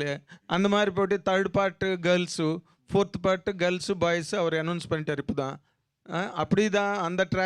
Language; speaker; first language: Tamil; non-native, learner; Telugu